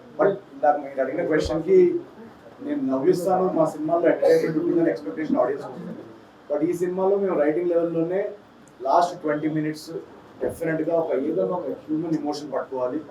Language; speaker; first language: Telugu; native; Telugu